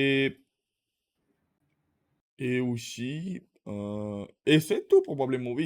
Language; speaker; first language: French; non-native, learner; Russian